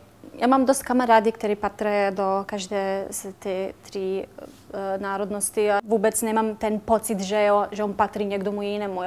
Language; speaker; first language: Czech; non-native, learner; Bosnian